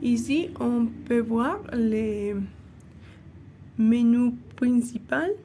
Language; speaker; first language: French; non-native, learner; Spanish